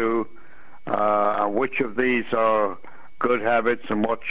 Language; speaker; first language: English; native; English